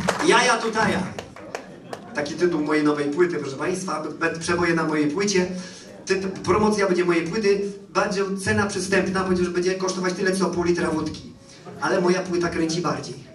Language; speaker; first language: Polish; native; Polish